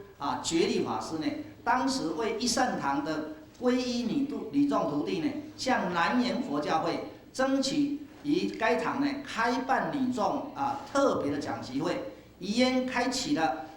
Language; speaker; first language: Chinese; native; Chinese